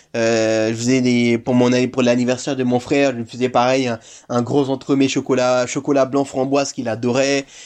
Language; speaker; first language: French; native; French